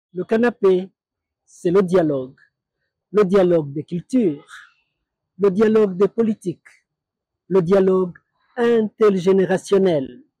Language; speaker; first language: French; non-native, local second language; Kinyarwanda